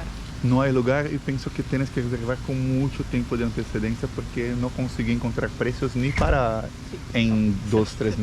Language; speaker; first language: Spanish; non-native, fluent; Portuguese